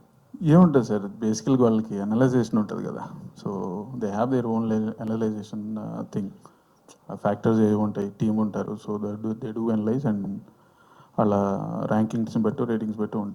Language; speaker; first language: Telugu; native; Telugu